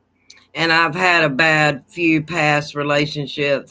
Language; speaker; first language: English; native; English